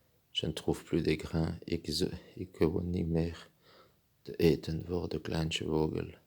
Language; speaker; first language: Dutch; non-native, learner; French